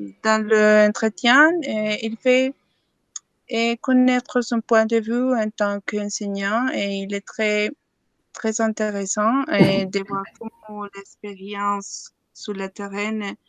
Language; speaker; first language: French; non-native, learner; Spanish